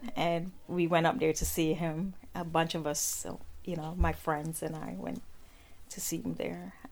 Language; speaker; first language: English; non-native, local second language; Jamaican Creole English